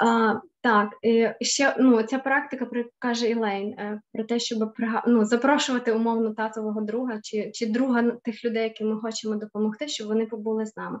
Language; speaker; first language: Ukrainian; native; Ukrainian